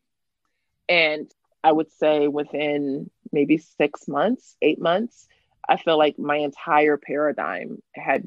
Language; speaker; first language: English; native; English